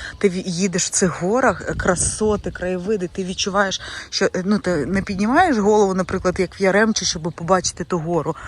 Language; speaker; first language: Ukrainian; native; Ukrainian